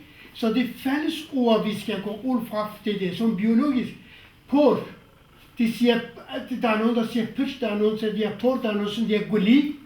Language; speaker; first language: Danish; non-native, fluent; Kurdish